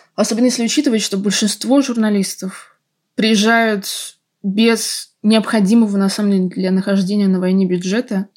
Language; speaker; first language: Russian; native; Russian